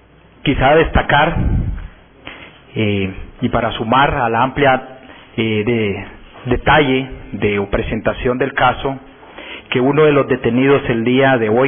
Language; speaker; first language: Spanish; native; Spanish